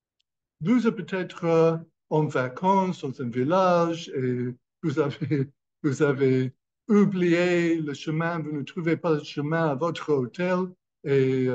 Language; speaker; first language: French; non-native, fluent; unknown